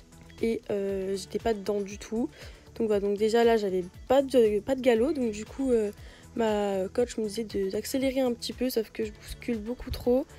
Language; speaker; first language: French; native; French